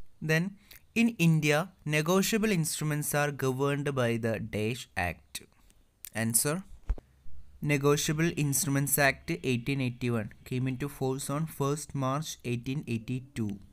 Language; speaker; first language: English; non-native, local second language; Malayalam